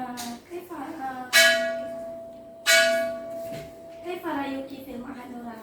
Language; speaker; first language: Arabic; non-native, learner; Indonesian